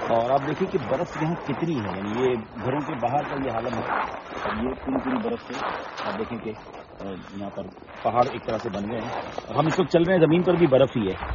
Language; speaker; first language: Urdu; native; Urdu